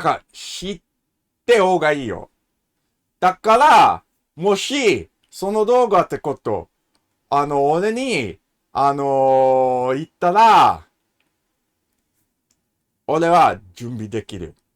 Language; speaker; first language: Japanese; non-native, learner; English